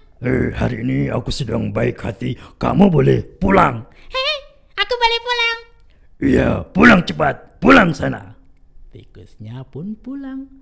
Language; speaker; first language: Indonesian; native; Indonesian